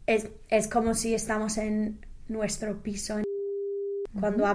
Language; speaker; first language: Spanish; non-native, fluent; English